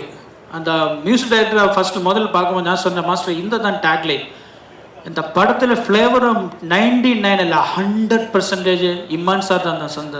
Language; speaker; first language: Tamil; non-native, learner; Malayalam